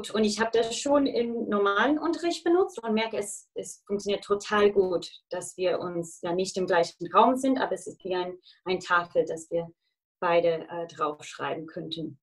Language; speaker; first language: German; non-native, fluent; English